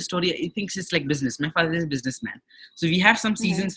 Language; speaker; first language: English; non-native, local second language; Marwari